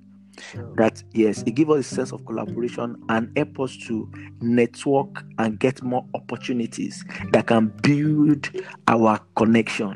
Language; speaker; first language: English; non-native, local second language; Yoruba